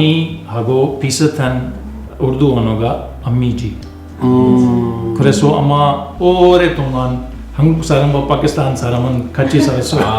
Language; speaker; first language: Korean; non-native, learner; Urdu